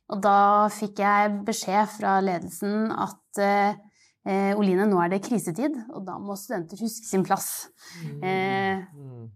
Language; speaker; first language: Norwegian; native; Norwegian